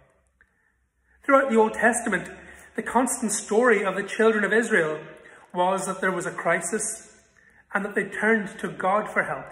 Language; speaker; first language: English; native; English